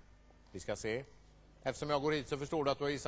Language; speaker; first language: Swedish; native; Swedish